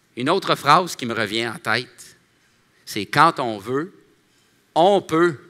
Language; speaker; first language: French; native; French